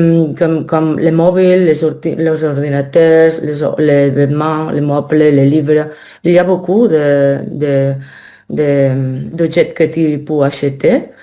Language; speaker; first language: French; non-native, learner; Spanish